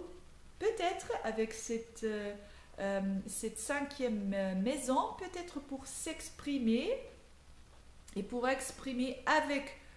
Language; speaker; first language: French; non-native, local second language; Dutch